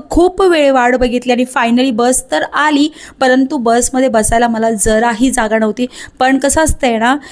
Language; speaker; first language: Marathi; native; Marathi